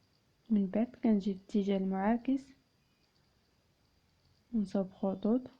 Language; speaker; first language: Arabic; native; Arabic